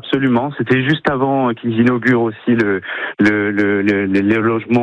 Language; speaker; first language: French; native; French